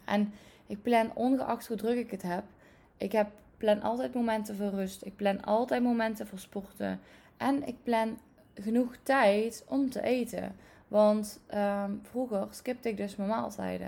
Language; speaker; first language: Dutch; native; Dutch